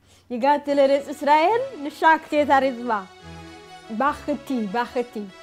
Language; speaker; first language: Hebrew; non-native, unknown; Amharic